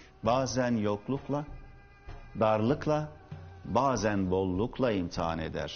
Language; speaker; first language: Turkish; native; Turkish